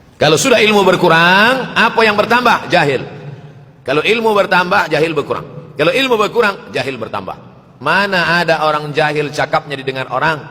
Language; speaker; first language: Malay; native; Malay